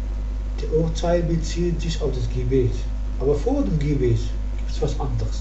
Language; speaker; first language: German; non-native, learner; Arabic